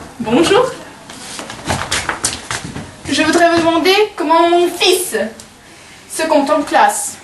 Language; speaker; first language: French; non-native, learner; Russian